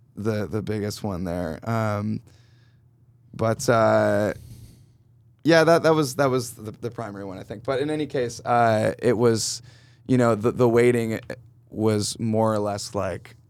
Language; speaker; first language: English; native; English